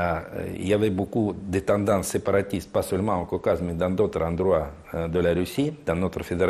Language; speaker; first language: French; non-native, fluent; Russian